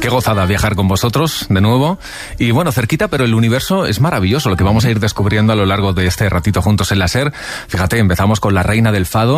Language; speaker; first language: Spanish; native; Spanish